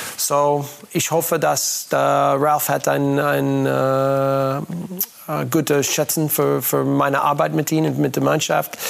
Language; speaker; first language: German; non-native, learner; English